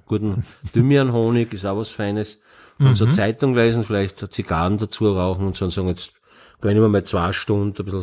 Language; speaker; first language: German; native; German